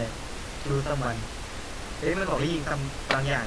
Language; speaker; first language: Thai; native; Thai